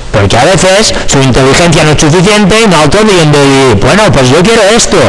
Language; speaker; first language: Spanish; non-native, local second language; Catalan